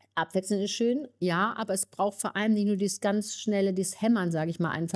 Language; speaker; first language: German; native; German